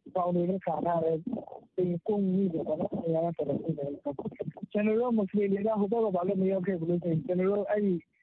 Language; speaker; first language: Burmese; non-native, local second language; Rohingya